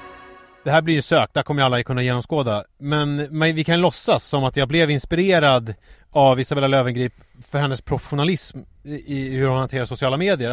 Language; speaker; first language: Swedish; native; Swedish